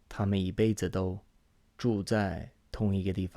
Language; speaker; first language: Chinese; non-native, fluent; English